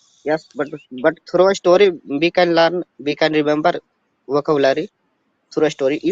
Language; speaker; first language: English; non-native, learner; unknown